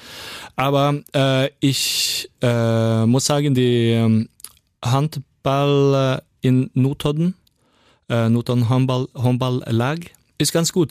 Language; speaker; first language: German; non-native, learner; Norwegian